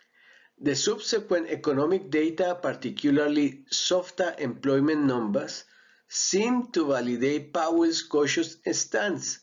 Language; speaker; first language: English; non-native, fluent; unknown